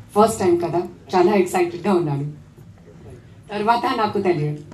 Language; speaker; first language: Telugu; non-native, learner; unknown